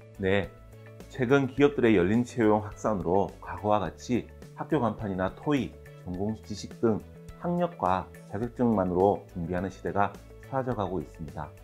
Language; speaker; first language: Korean; native; Korean